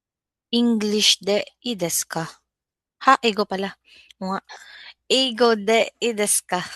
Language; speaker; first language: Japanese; non-native, learner; Filipino